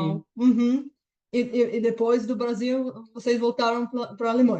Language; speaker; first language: Portuguese; non-native, fluent; Bulgarian